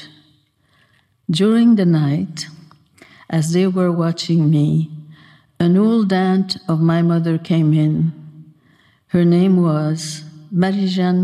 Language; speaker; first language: English; native; English